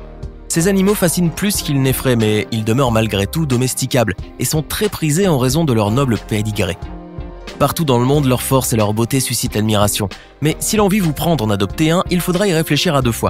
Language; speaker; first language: French; native; French